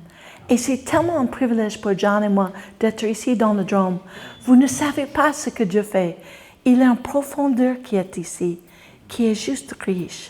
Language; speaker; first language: French; non-native, fluent; English